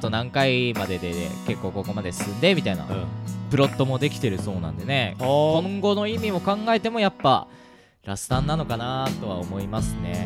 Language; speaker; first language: Japanese; native; Japanese